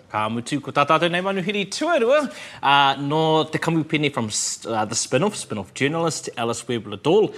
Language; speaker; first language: Māori; non-native, local second language; English